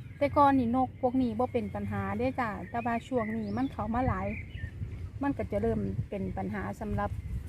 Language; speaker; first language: Thai; native; Thai